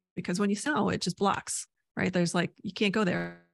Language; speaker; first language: English; native; English